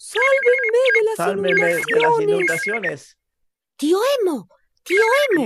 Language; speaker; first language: Spanish; non-native, learner; English